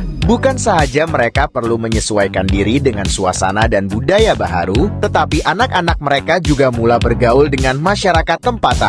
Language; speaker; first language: Malay; native; Malay